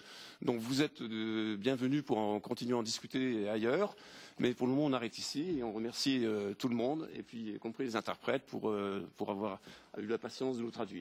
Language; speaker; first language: French; native; French